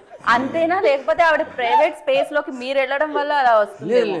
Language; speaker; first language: Telugu; native; Telugu